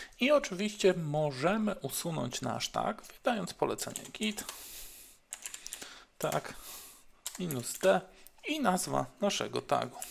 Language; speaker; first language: Polish; native; Polish